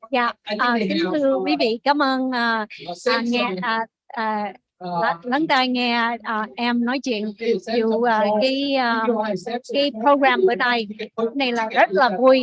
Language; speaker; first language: Vietnamese; early bilingual, heritage; Vietnamese